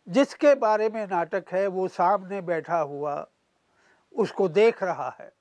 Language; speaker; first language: Hindi; native; Hindi